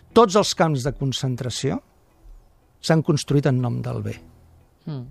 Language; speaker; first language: Catalan; native; Catalan